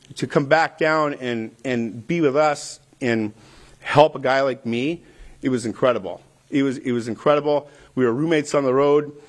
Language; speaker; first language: English; native; English